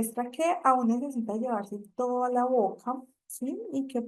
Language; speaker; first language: Spanish; native; Spanish